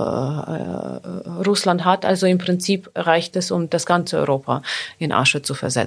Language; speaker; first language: German; non-native, fluent; Ukrainian